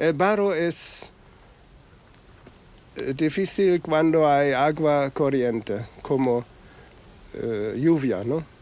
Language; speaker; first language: Spanish; non-native, fluent; German